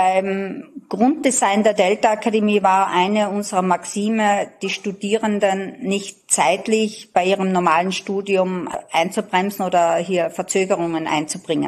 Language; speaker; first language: German; native; German